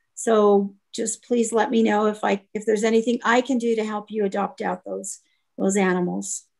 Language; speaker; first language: English; native; English